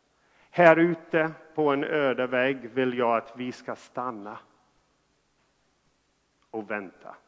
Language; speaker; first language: Swedish; non-native, fluent; English